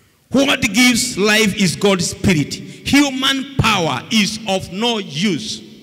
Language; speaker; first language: English; non-native, local second language; Swahili